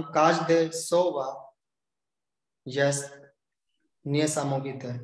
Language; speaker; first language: Polish; non-native, learner; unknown